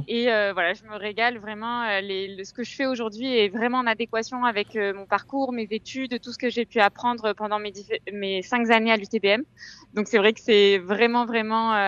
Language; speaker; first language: French; native; French